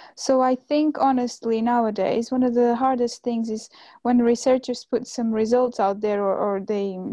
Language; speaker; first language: English; non-native, fluent; Portuguese